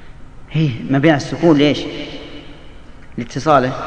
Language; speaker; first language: Arabic; native; Arabic